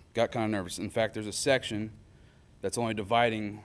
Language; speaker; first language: English; native; English